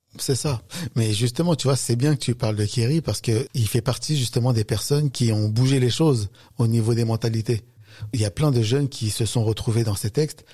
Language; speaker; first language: French; native; French